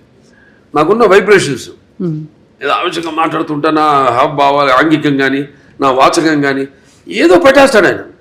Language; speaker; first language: Telugu; native; Telugu